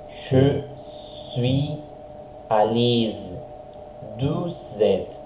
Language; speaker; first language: French; non-native, learner; Spanish